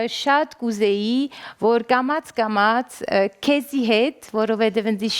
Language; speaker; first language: Armenian; early bilingual, heritage; Armenian